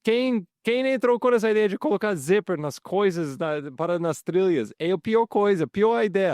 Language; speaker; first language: Portuguese; non-native, fluent; English